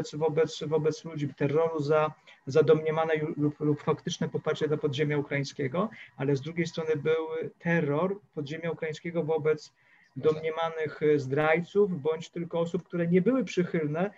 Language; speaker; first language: Polish; native; Polish